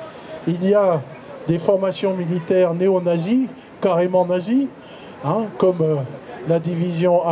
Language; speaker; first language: French; native; French